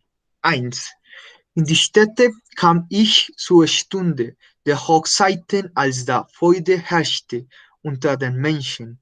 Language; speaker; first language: German; non-native, fluent; Spanish